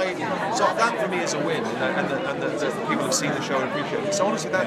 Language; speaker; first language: English; native; English